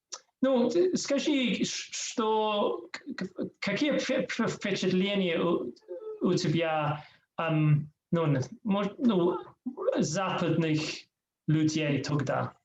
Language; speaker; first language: Russian; non-native, learner; English